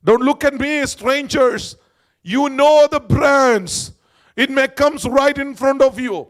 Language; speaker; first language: English; non-native, local second language; Malayalam